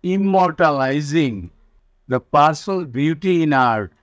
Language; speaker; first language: English; non-native, local second language; Bangla